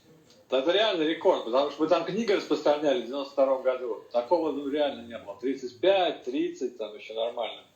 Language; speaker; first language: Russian; native; Russian